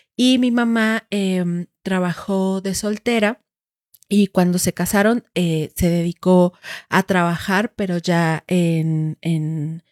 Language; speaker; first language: Spanish; native; Spanish